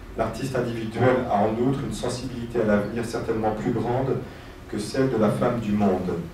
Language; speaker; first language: French; native; French